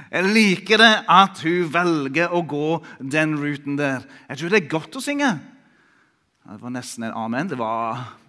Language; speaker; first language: Norwegian; non-native, fluent; English